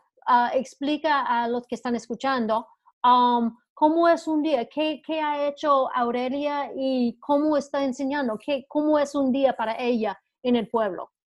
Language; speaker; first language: Spanish; non-native, fluent; English